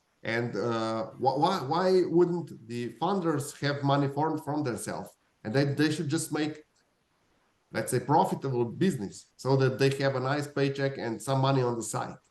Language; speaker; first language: English; non-native, fluent; Slovenian